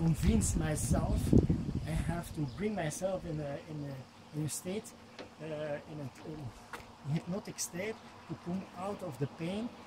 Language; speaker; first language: English; non-native, fluent; Dutch